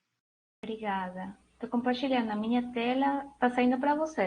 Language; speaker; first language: Portuguese; non-native, fluent; Spanish